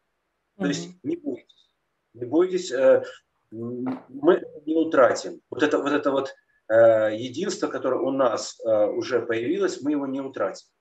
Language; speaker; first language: Russian; native; Russian